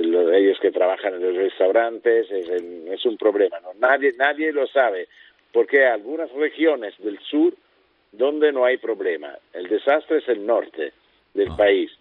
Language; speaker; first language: Spanish; non-native, fluent; Italian